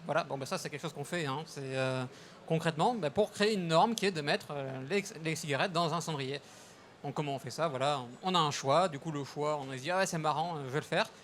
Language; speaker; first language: French; native; French